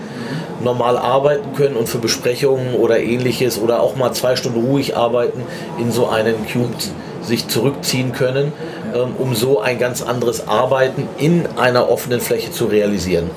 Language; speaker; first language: German; native; German